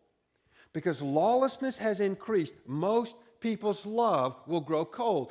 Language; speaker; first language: English; native; English